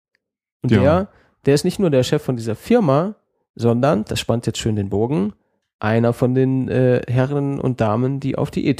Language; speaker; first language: German; native; German